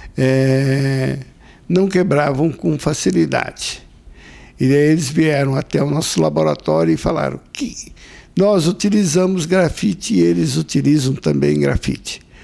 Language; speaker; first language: Portuguese; native; Portuguese